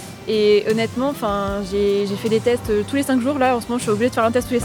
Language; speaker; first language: French; native; French